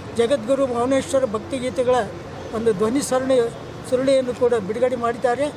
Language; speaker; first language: Kannada; native; Kannada